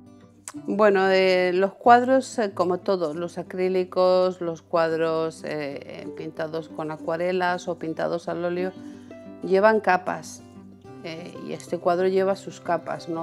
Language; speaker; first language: Spanish; native; Spanish